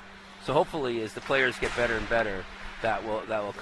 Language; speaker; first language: English; native; English